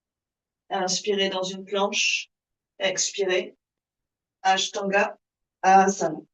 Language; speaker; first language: French; native; French